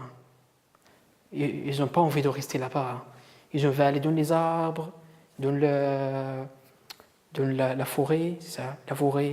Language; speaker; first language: French; non-native, learner; Arabic